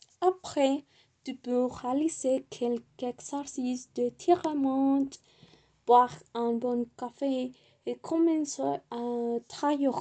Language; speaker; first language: French; non-native, learner; Spanish